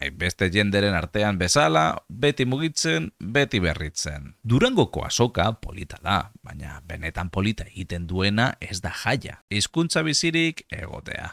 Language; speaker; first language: Basque; non-native, local second language; Spanish